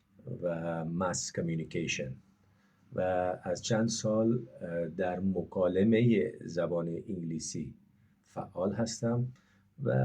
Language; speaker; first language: Persian; non-native, fluent; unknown